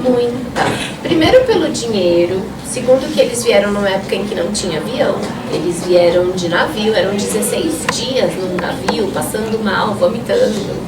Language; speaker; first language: Portuguese; early bilingual, other home language; Spanish